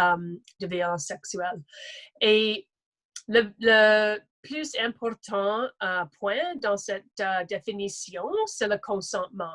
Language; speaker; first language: French; non-native, local second language; English